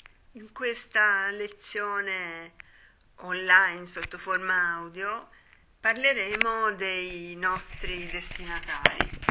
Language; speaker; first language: Italian; native; Italian